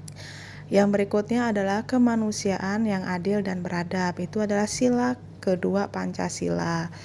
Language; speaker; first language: Indonesian; native; Indonesian